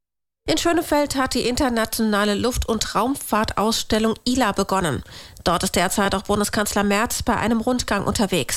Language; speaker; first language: German; native; German